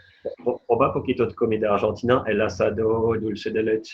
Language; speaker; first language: Spanish; non-native, fluent; French